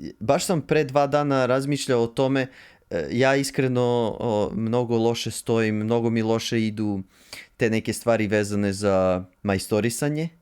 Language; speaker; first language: Serbian; native; Serbian